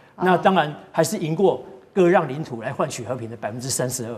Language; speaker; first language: Chinese; native; Chinese